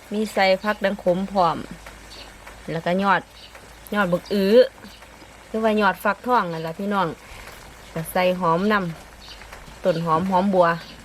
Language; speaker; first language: Thai; native; Thai